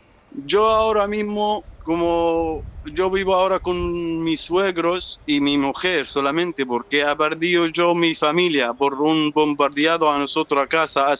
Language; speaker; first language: Spanish; non-native, learner; Arabic